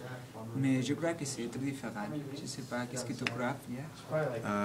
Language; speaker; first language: French; non-native, learner; Catalan